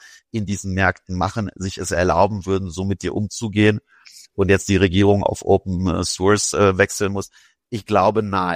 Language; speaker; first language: German; native; German